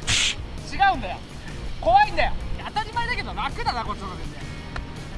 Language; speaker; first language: Japanese; native; Japanese